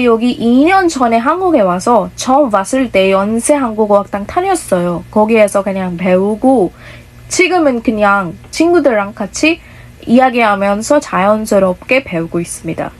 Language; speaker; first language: Korean; non-native, fluent; Hindi